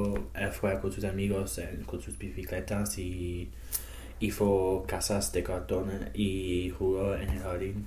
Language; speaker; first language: Spanish; non-native, learner; English